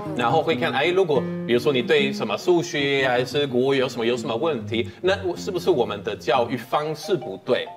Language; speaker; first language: Chinese; non-native, fluent; Swedish